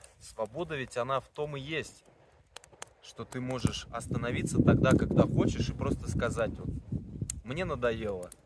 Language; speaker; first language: Russian; native; Russian